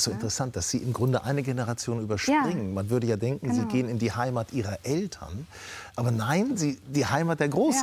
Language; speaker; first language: German; native; German